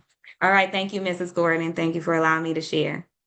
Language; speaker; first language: English; native; English